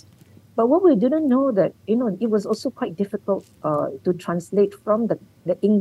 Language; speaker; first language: English; non-native, local second language; Min Nan Chinese